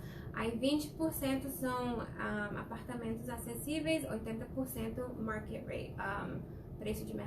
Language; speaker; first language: Portuguese; non-native, fluent; Spanish